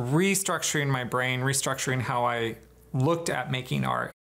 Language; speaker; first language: English; native; English